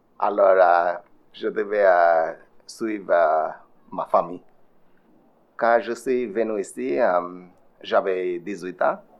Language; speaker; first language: French; non-native, learner; Bangla